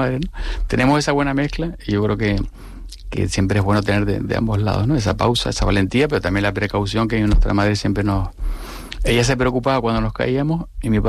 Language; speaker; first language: Spanish; native; Spanish